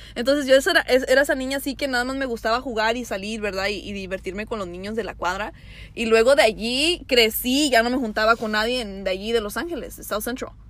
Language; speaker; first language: Spanish; early bilingual, heritage; Spanish